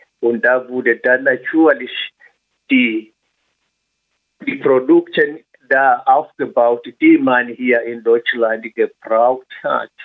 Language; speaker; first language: German; non-native, learner; Swahili